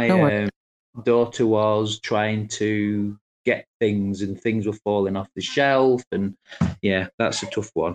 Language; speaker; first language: English; native; English